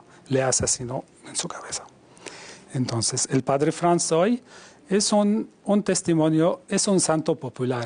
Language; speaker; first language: Spanish; non-native, fluent; Arabic